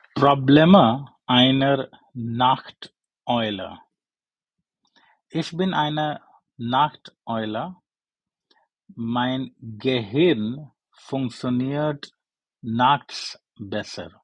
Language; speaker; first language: German; non-native, learner; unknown